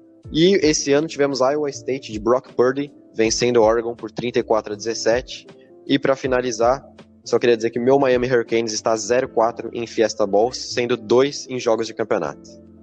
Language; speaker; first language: Portuguese; native; Portuguese